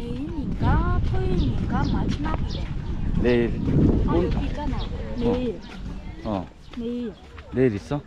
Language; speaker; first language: Korean; non-native, learner; Vietnamese